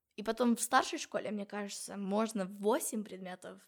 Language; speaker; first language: Russian; non-native, fluent; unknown